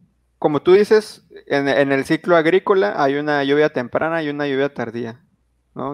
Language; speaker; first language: Spanish; native; Spanish